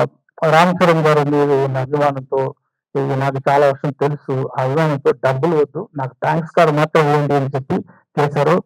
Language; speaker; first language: Telugu; non-native, fluent; Tamil